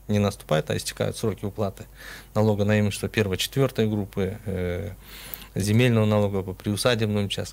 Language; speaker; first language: Russian; non-native, local second language; Kyrgyz